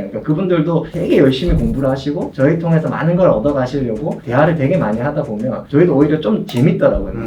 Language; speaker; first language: Korean; native; Korean